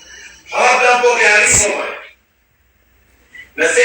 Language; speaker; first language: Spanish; non-native, learner; Albanian